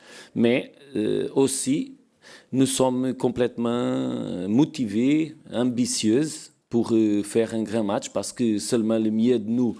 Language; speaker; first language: French; non-native, learner; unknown